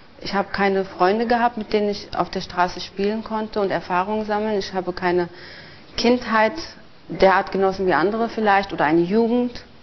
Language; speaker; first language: German; early bilingual, other home language; Turkish